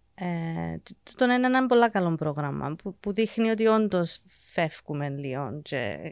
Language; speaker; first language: Greek; early bilingual, heritage; English